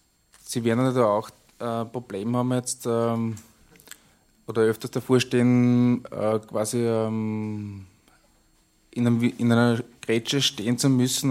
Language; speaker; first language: German; native; German